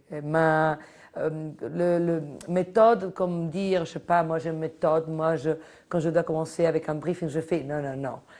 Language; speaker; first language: French; non-native, fluent; Spanish